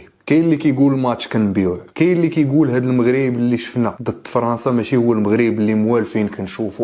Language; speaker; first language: Arabic; native; Arabic